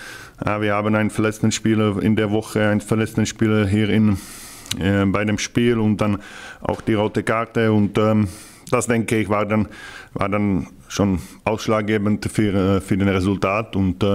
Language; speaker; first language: German; non-native, fluent; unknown